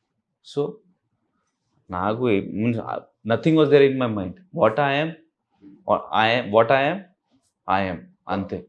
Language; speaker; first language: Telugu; non-native, learner; Urdu